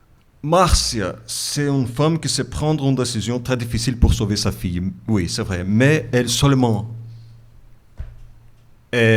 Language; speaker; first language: French; non-native, fluent; Portuguese